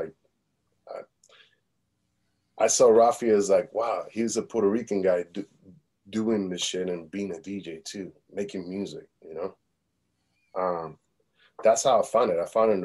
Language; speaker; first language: English; early bilingual, other home language; Spanish